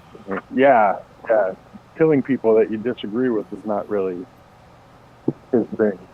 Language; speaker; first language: English; native; English